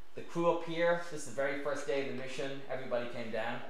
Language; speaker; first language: English; native; English